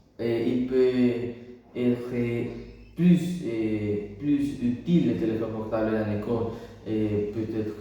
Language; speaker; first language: French; non-native, learner; Spanish